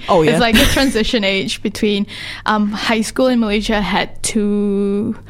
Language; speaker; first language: English; early bilingual, other home language; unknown